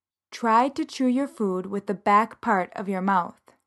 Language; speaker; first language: English; native; English